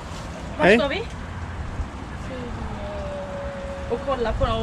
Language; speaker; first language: Swedish; native; Swedish